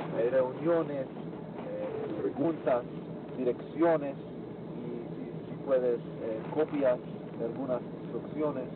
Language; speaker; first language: Spanish; non-native, fluent; English